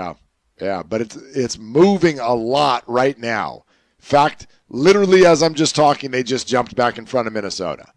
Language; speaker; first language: English; native; English